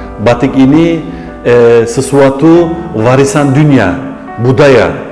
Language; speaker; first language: Indonesian; non-native, fluent; Turkish